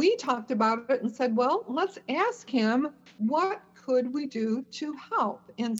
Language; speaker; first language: English; native; English